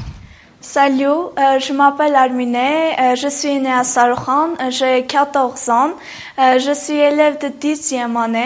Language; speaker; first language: French; non-native, learner; Armenian